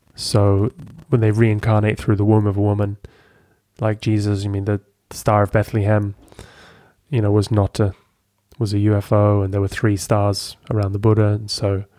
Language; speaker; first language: English; native; English